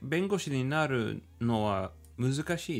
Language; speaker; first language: Japanese; non-native, learner; English